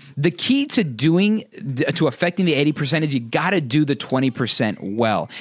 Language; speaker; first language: English; native; English